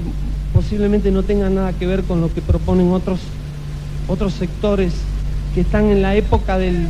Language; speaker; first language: Spanish; native; Spanish